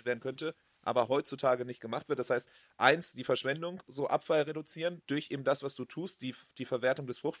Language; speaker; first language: German; native; German